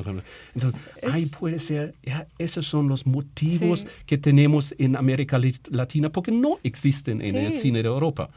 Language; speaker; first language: Spanish; non-native, fluent; German